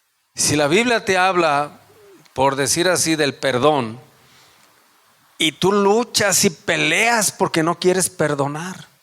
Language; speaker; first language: Spanish; native; Spanish